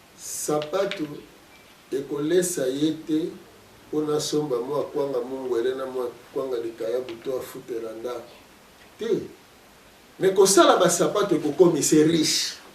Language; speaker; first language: Lingala; non-native, local second language; Kongo